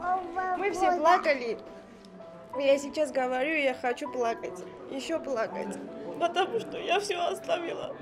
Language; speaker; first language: Russian; non-native, local second language; Armenian